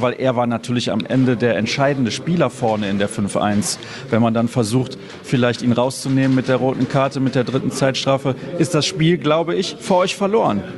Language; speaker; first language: German; native; German